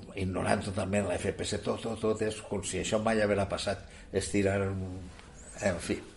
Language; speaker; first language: Catalan; native; Catalan